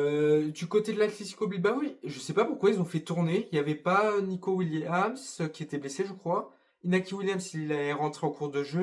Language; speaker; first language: French; native; French